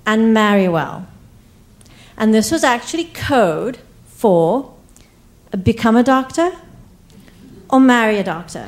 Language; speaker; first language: English; native; English